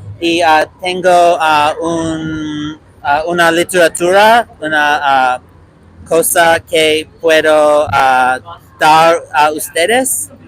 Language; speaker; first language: Spanish; non-native, learner; English